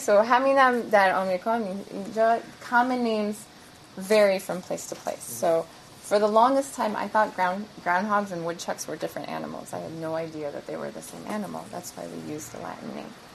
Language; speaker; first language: English; early bilingual, other home language; Persian